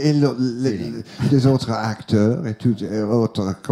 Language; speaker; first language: French; non-native, learner; English